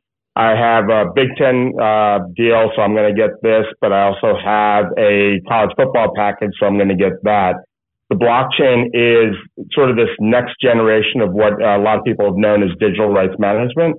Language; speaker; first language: English; native; English